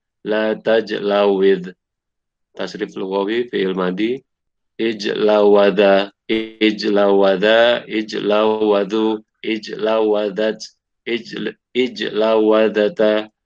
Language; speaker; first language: Arabic; non-native, learner; Indonesian